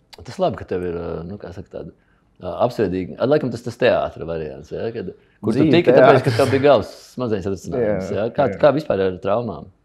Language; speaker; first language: Latvian; native; Latvian